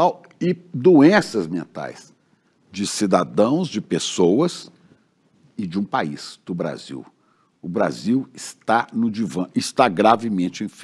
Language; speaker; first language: Portuguese; native; Portuguese